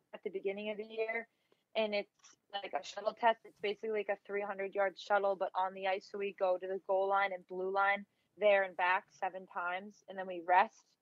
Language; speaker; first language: English; native; English